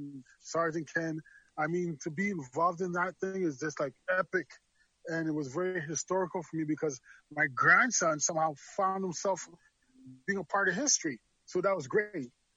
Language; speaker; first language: English; native; English